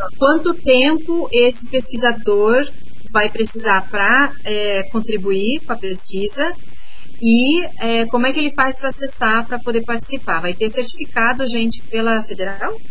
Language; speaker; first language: Portuguese; native; Portuguese